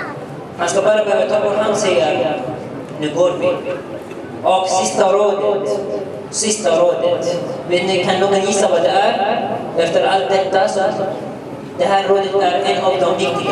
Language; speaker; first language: Swedish; early bilingual, other home language; Arabic